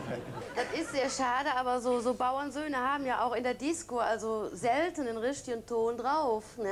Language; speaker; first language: German; native; German